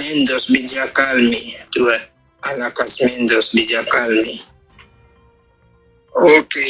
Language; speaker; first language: Spanish; non-native, learner; Haitian Creole